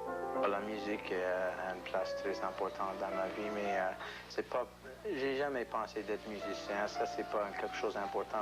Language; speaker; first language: French; non-native, local second language; English